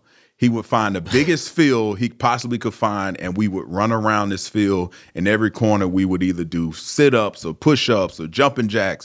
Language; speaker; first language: English; native; English